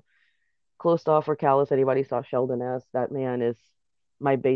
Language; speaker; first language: English; non-native, fluent; Spanish